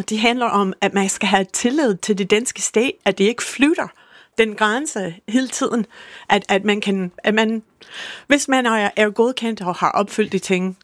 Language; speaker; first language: Danish; non-native, fluent; English